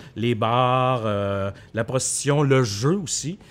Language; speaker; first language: French; native; French